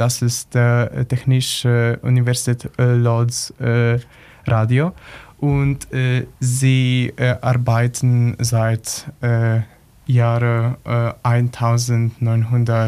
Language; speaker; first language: German; non-native, learner; Polish